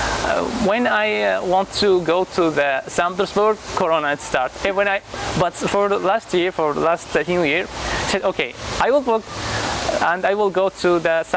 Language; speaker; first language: English; non-native, fluent; Arabic